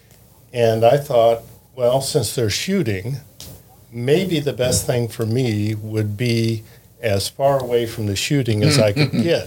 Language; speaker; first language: English; native; English